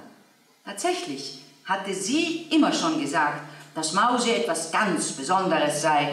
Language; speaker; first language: German; native; German